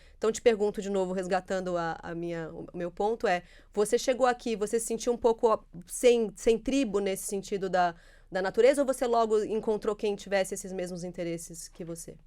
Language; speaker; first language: Portuguese; native; Portuguese